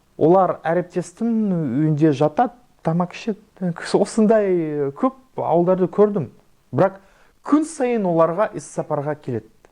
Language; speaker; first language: Kazakh; non-native, local second language; Russian